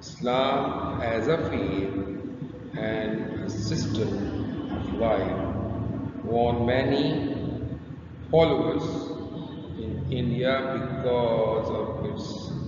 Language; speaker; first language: English; non-native, local second language; Urdu